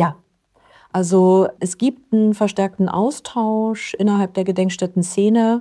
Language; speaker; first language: German; native; German